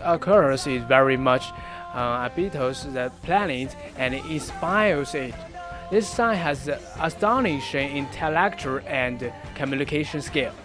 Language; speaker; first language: English; non-native, learner; Chinese